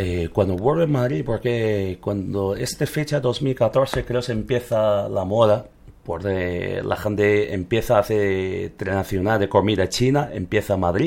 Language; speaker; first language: Spanish; non-native, learner; Chinese